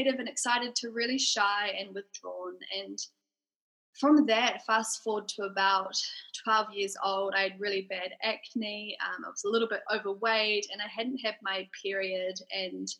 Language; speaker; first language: English; native; English